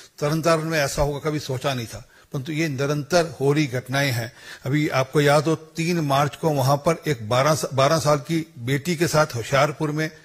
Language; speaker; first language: Hindi; non-native, local second language; Punjabi